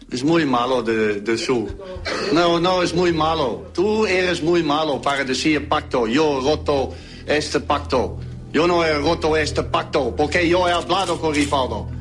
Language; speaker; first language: Spanish; non-native, learner; Dutch